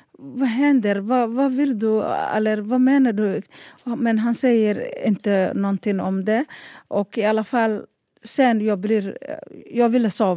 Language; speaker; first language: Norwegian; non-native, learner; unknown